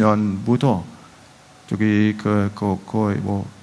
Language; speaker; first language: Korean; non-native, fluent; Dutch